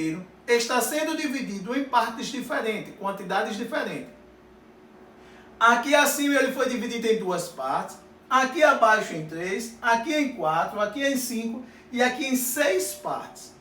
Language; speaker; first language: Portuguese; native; Portuguese